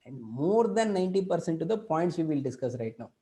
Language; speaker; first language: English; non-native, local second language; Kannada